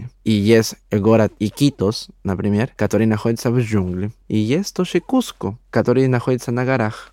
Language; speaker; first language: Russian; non-native, learner; Spanish